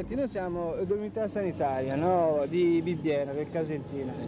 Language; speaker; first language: Italian; native; Italian